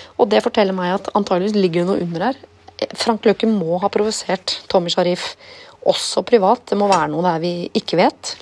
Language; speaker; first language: Norwegian; native; Norwegian